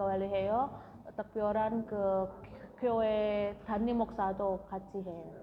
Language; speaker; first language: Korean; non-native, learner; Indonesian